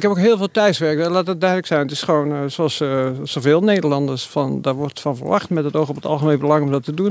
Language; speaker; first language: Dutch; native; Dutch